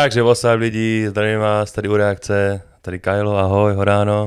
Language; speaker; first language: Czech; native; Czech